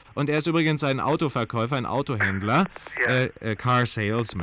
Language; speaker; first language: German; native; German